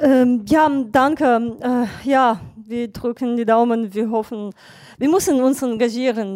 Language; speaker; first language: German; non-native, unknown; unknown